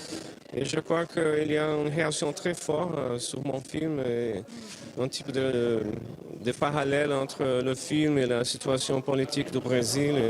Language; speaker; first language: French; non-native, fluent; Portuguese